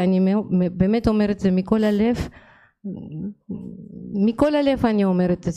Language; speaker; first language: Hebrew; non-native, fluent; Russian